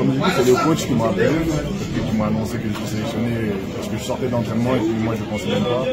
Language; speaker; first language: French; native; French